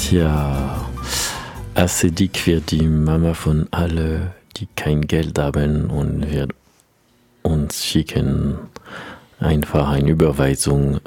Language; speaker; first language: German; non-native, learner; French